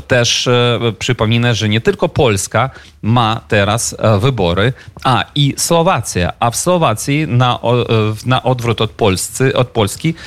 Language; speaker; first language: Polish; non-native, fluent; Ukrainian